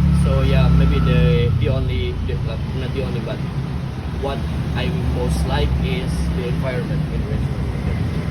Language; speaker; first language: English; non-native, learner; Indonesian